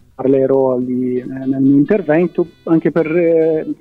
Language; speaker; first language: Italian; non-native, fluent; Portuguese